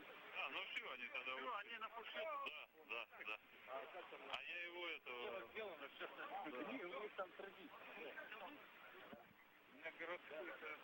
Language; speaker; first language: Russian; native; Russian